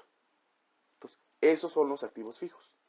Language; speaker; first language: Spanish; native; Spanish